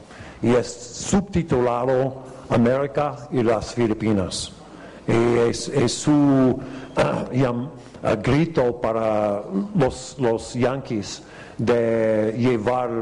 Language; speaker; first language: Spanish; non-native, fluent; English